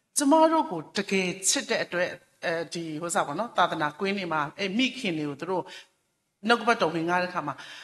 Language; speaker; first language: Burmese; non-native, local second language; S'gaw Karen